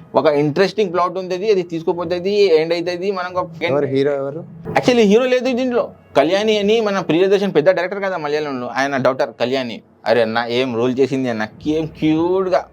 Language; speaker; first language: Telugu; non-native, local second language; Urdu